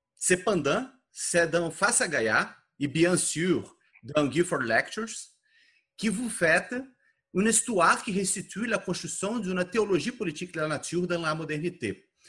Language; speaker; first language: French; non-native, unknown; Portuguese